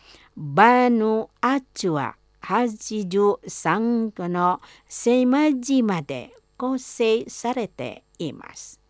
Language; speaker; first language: Japanese; non-native, fluent; Indonesian